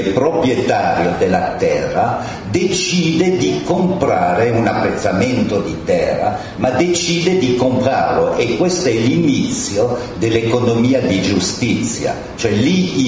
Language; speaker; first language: Italian; native; Italian